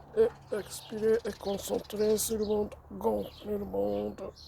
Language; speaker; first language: French; non-native, fluent; Japanese